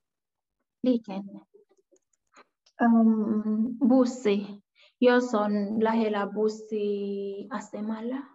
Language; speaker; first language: Finnish; non-native, learner; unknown